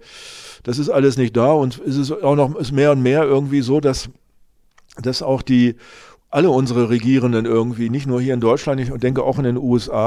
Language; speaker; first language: German; native; German